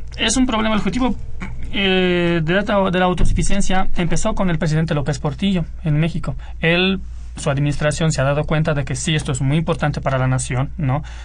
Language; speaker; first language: Spanish; non-native, fluent; Romanian